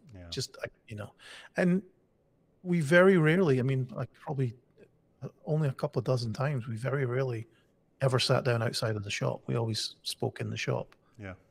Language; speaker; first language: English; native; English